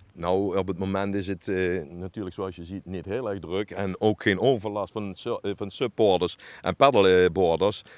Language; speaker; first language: Dutch; native; Dutch